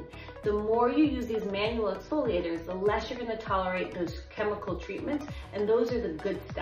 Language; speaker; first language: English; native; English